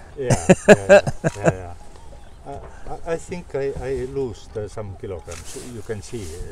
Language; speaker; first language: English; non-native, learner; Estonian